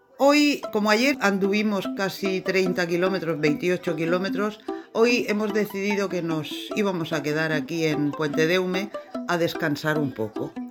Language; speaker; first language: Spanish; native; Spanish